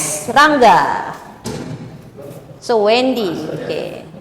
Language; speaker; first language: English; non-native, fluent; Indonesian